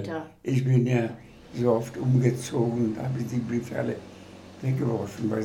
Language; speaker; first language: German; non-native, fluent; Bangla